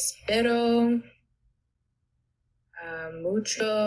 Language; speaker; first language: Spanish; non-native, learner; English